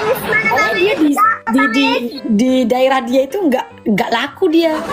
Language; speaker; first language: Indonesian; native; Indonesian